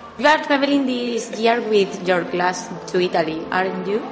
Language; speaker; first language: English; non-native, learner; Spanish